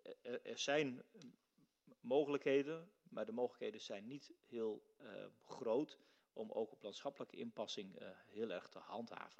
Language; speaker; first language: Dutch; native; Dutch